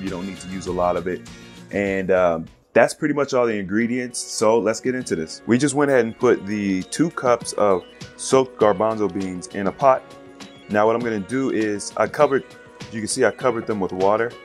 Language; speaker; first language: English; native; English